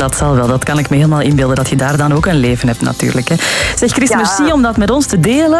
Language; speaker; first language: Dutch; native; Dutch